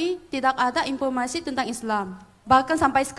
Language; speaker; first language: Indonesian; non-native, fluent; Korean